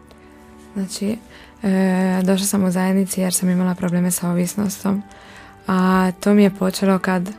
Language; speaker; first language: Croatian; non-native, local second language; Hungarian